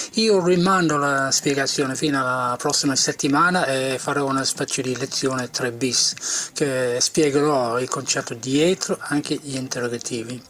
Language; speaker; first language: Italian; non-native, fluent; English